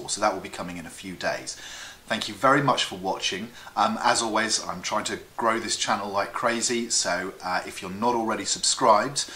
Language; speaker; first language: English; native; English